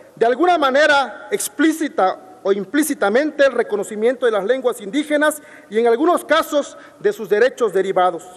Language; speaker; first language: Spanish; non-native, local second language; Zapotec